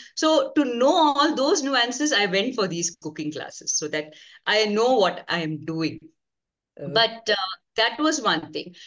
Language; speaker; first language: English; non-native, local second language; Konkani